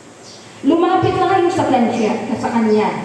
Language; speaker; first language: Filipino; native; Filipino